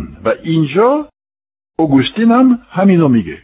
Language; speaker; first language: Persian; non-native, fluent; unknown